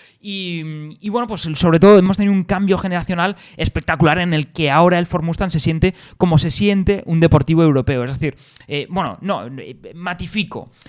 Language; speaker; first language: Spanish; native; Spanish